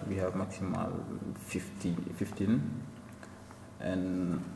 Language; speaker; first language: English; non-native, learner; Wolof